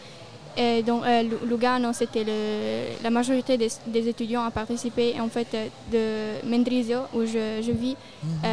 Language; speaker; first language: French; non-native, local second language; Italian